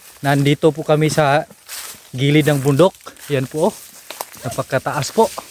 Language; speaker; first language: Filipino; non-native, local second language; Cebuano